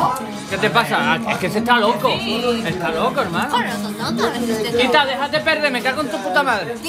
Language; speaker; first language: Spanish; native; Spanish